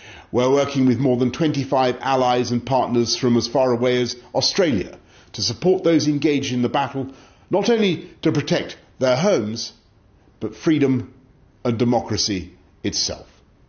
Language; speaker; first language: English; native; English